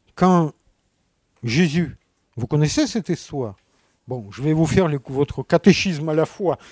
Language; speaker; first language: French; non-native, fluent; Russian